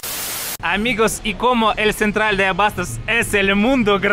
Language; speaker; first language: Spanish; non-native, fluent; Russian